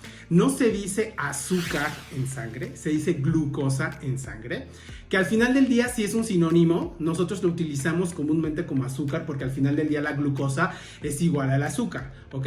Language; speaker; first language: Spanish; native; Spanish